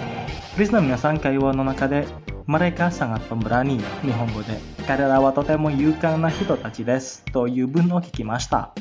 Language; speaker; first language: Japanese; non-native, fluent; Indonesian